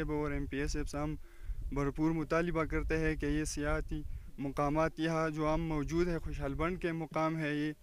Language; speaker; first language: Urdu; non-native, local second language; Pashto